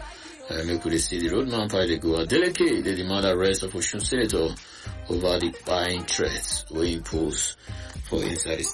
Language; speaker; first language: Nigerian Pidgin; non-native, local second language; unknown